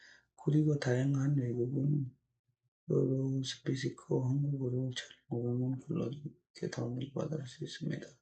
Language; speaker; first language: Korean; non-native, learner; Urdu